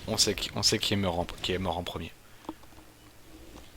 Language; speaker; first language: French; native; French